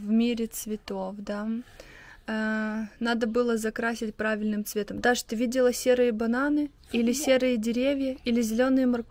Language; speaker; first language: Russian; native; Russian